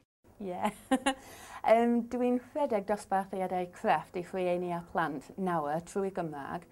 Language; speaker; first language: Welsh; non-native, learner; English